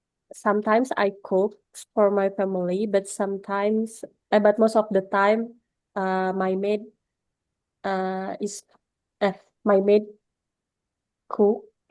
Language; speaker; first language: English; non-native, learner; Indonesian